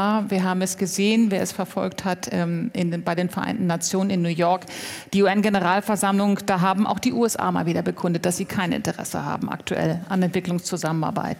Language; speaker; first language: German; native; German